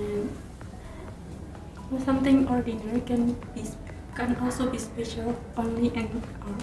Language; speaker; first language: English; non-native, learner; Indonesian